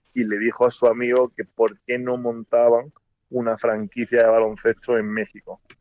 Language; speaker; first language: Spanish; native; Spanish